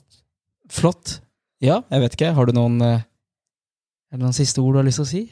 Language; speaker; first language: Norwegian; native; Norwegian